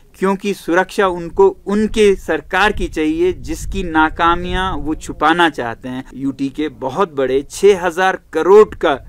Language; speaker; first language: Hindi; non-native, local second language; Ladakhi